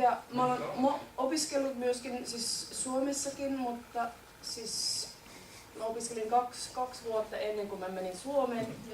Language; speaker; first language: Finnish; non-native, fluent; English